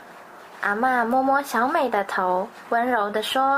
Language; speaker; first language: Chinese; native; Chinese